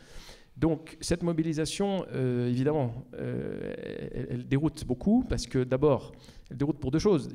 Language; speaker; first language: French; native; French